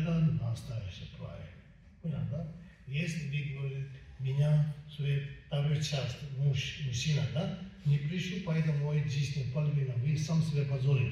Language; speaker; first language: Russian; non-native, learner; Tibetan